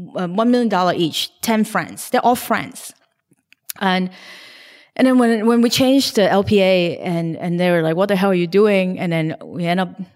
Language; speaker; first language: English; non-native, local second language; Cantonese